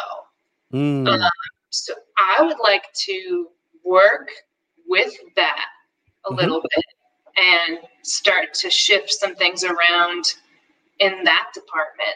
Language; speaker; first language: English; native; English